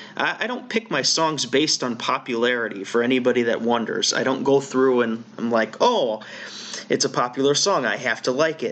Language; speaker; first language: English; native; English